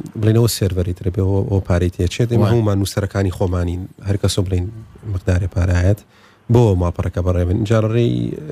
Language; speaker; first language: Central Kurdish; early bilingual, heritage; Central Kurdish